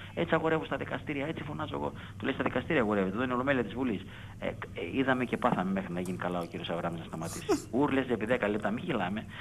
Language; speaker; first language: Greek; native; Greek